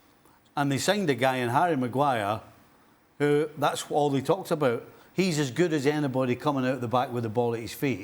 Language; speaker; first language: English; native; English